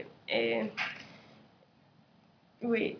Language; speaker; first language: French; non-native, local second language; English